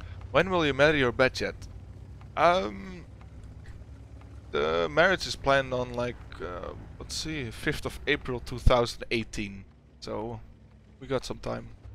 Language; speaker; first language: English; non-native, fluent; Dutch